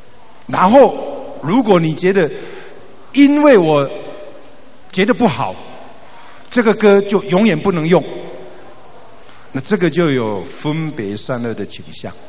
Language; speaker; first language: Chinese; native; Chinese